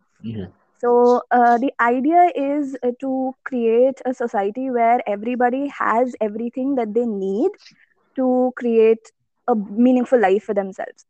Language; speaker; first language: English; non-native, local second language; Malayalam